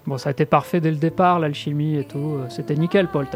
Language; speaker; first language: French; native; French